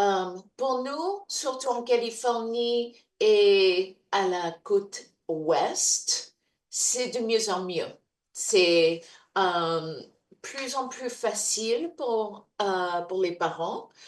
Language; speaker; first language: French; non-native, fluent; English